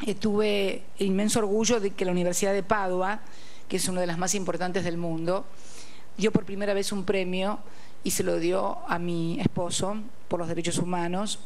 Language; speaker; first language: Spanish; native; Spanish